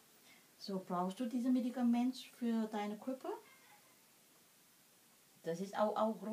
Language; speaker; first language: German; non-native, learner; Vietnamese